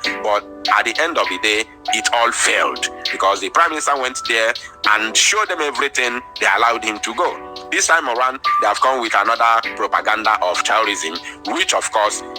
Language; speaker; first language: English; non-native, local second language; Igbo